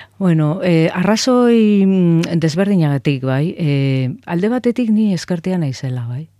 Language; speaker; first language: Basque; non-native, local second language; Spanish